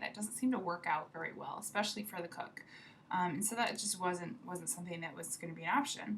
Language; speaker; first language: English; native; English